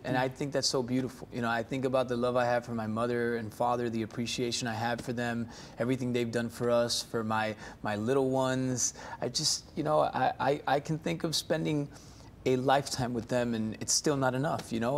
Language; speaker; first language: English; early bilingual, other home language; Spanish